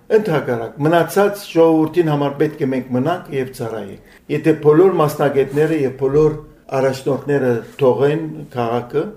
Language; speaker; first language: Armenian; early bilingual, heritage; Armenian